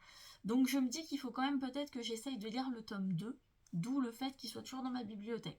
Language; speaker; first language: French; native; French